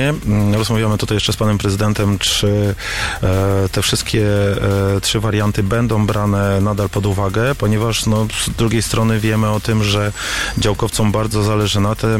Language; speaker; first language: Polish; native; Polish